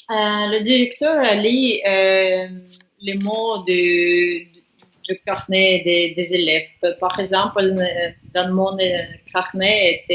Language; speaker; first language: French; non-native, learner; Russian